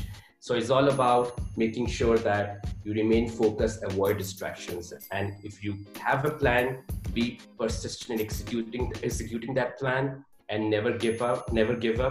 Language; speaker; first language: English; non-native, local second language; Urdu